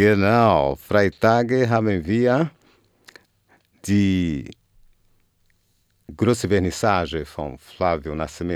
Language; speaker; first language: German; non-native, learner; Portuguese